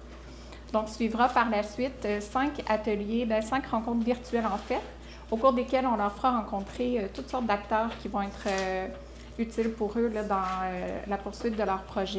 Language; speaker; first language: French; native; French